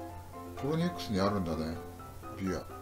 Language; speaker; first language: Japanese; native; Japanese